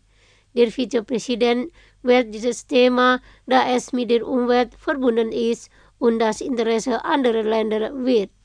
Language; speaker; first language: German; non-native, fluent; Indonesian